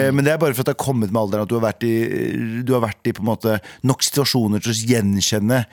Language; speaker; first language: Norwegian; native; Norwegian